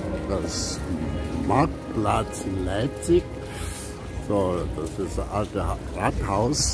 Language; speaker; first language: German; non-native, learner; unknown